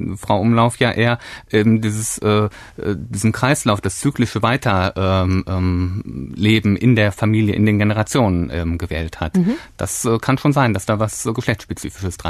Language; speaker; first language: German; native; German